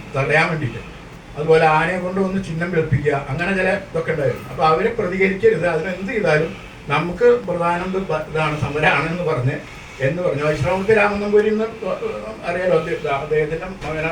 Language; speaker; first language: Malayalam; native; Malayalam